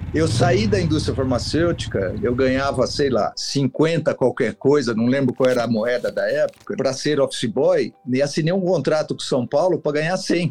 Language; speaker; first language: Portuguese; native; Portuguese